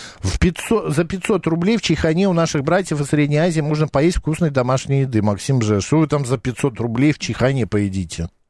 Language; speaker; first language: Russian; native; Russian